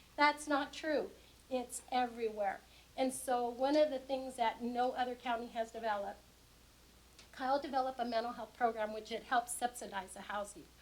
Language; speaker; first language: English; native; English